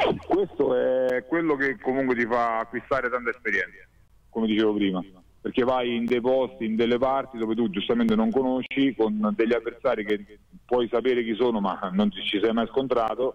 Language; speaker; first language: Italian; native; Italian